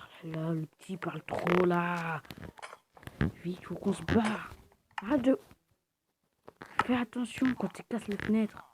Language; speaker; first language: French; native; French